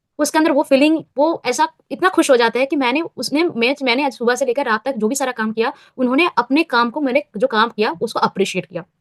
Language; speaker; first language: Hindi; non-native, local second language; Bangla